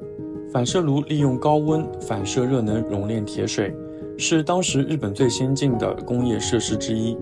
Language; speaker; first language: Chinese; native; Chinese